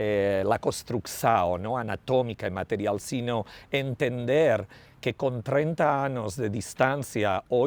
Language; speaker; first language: Portuguese; non-native, learner; Spanish